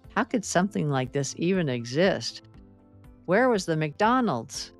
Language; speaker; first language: English; native; English